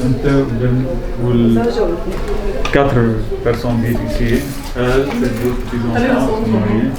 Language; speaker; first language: French; non-native, local second language; Arabic